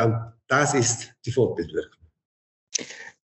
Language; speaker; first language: German; native; German